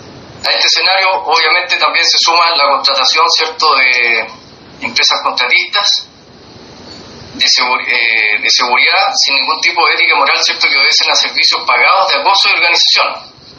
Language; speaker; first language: Spanish; native; Spanish